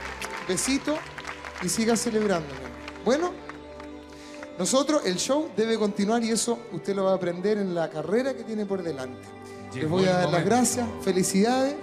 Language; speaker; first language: Spanish; native; Spanish